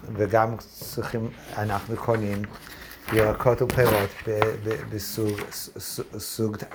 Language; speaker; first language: Hebrew; non-native, fluent; English